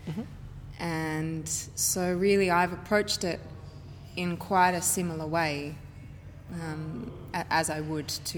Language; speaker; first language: English; native; English